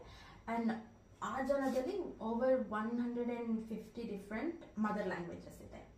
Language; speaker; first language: Kannada; early bilingual, heritage; Kannada